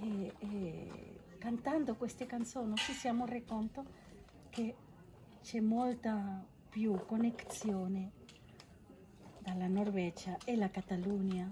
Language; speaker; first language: Italian; non-native, fluent; Catalan